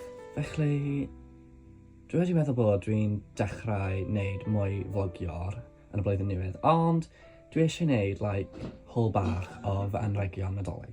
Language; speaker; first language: Welsh; non-native, local second language; English